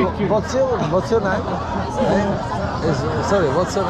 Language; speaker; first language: English; non-native, learner; Czech